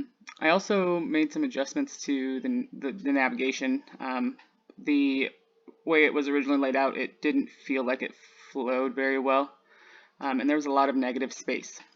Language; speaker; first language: English; native; English